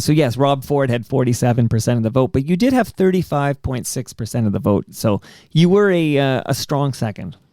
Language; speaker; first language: English; native; English